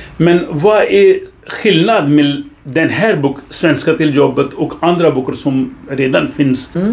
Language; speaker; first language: Swedish; non-native, fluent; Urdu